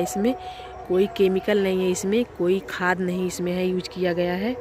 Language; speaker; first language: Hindi; non-native, local second language; Bhojpuri